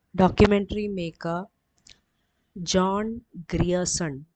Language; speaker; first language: English; non-native, local second language; Malayalam